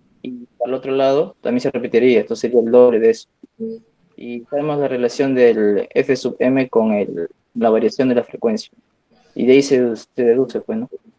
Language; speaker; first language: Spanish; native; Spanish